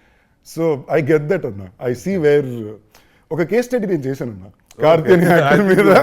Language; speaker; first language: Telugu; native; Telugu